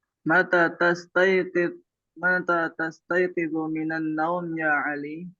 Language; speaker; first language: Arabic; non-native, learner; Indonesian